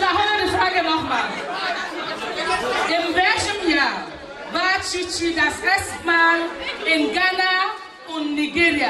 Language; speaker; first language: German; non-native, fluent; Igbo